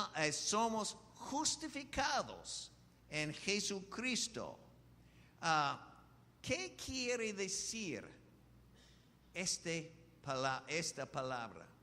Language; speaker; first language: Spanish; non-native, fluent; English